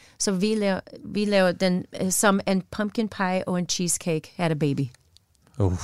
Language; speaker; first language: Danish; non-native, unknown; English